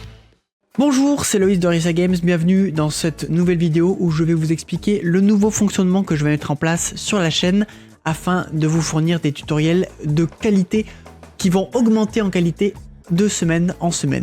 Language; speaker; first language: French; native; French